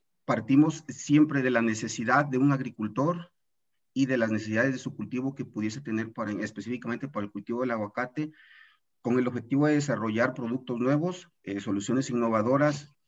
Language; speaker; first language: Spanish; native; Spanish